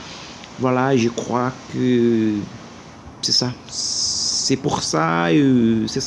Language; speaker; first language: French; non-native, learner; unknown